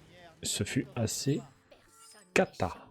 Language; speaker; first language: French; native; French